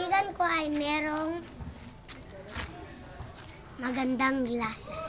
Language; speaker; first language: Filipino; non-native, local second language; Cebuano